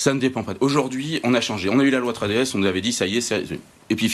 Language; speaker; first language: French; native; French